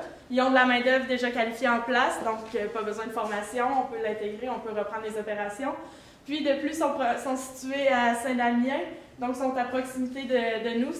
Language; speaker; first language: French; native; French